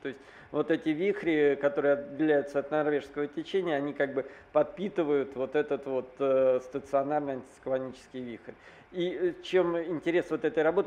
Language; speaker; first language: Russian; native; Russian